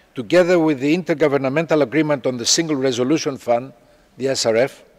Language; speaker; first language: English; non-native, fluent; Greek